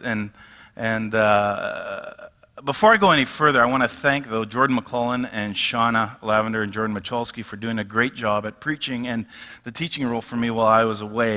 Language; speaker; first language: English; native; English